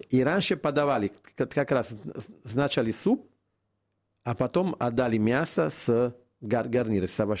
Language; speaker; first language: Russian; non-native, fluent; Italian